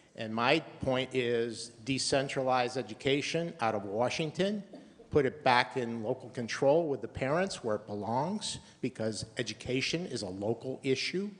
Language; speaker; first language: English; native; English